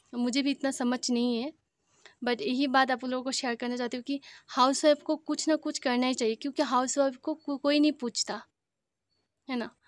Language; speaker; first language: Hindi; non-native, local second language; Assamese